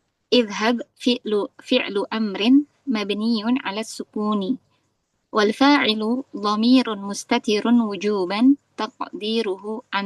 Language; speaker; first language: Arabic; non-native, learner; Indonesian